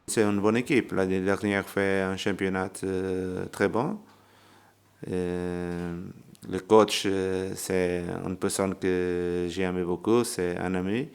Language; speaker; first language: French; non-native, learner; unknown